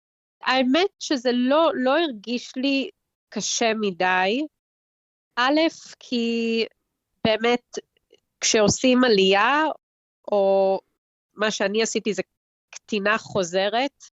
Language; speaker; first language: Hebrew; early bilingual, heritage; Hebrew